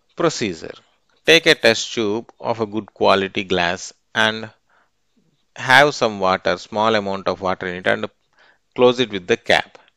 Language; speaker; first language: English; non-native, local second language; Telugu